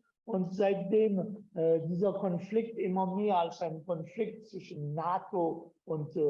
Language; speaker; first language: German; non-native, fluent; French